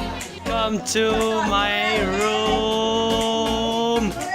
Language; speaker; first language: English; non-native, local second language; Filipino